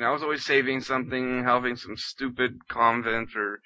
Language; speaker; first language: English; non-native, fluent; Spanish